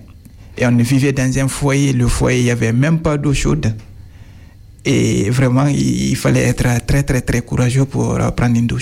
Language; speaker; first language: French; non-native, fluent; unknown